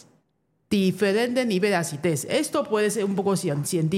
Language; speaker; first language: Spanish; non-native, fluent; Chinese